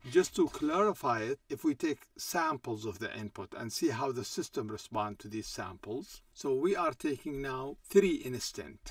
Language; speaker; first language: English; non-native, fluent; Arabic